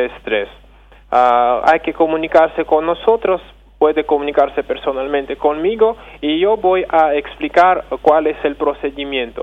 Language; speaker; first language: Spanish; non-native, fluent; Russian